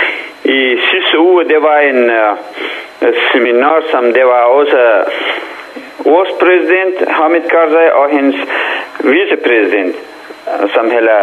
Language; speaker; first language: Danish; non-native, fluent; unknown